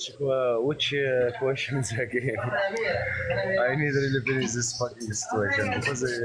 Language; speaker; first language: English; non-native, learner; Arabic